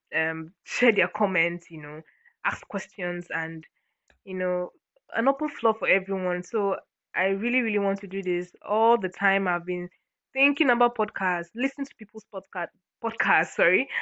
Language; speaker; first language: English; non-native, local second language; Ibibio